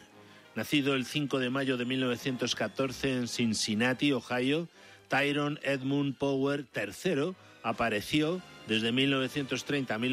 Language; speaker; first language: Spanish; native; Spanish